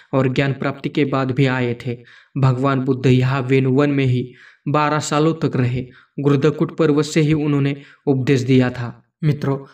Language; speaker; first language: Hindi; non-native, local second language; Marathi